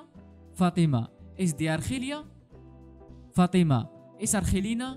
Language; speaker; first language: Spanish; non-native, fluent; Arabic